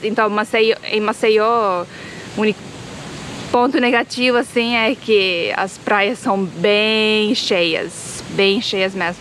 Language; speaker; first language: Portuguese; non-native, fluent; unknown